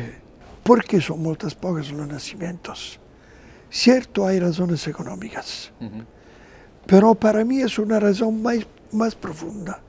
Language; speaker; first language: Spanish; non-native, fluent; Italian